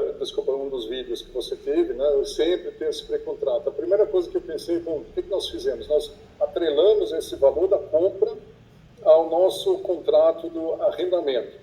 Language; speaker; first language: Portuguese; non-native, fluent; German